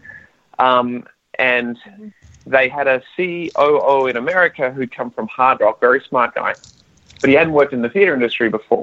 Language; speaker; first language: English; native; English